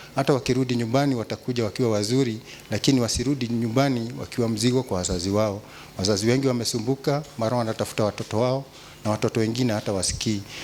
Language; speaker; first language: Swahili; non-native, local second language; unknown